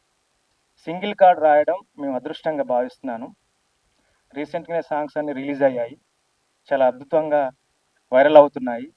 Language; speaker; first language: Telugu; native; Telugu